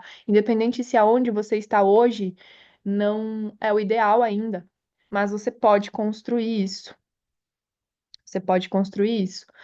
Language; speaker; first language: Portuguese; native; Portuguese